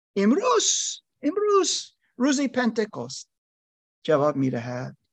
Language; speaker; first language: Persian; non-native, learner; German